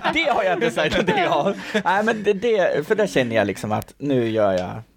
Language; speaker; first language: Swedish; native; Swedish